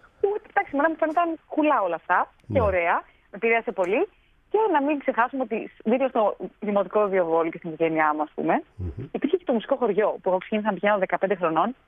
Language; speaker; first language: Greek; native; Greek